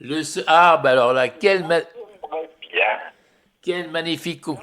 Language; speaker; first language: French; native; French